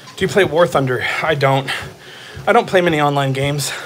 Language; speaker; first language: English; native; English